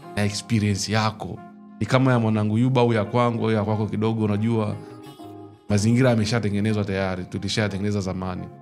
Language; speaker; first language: Swahili; native; Swahili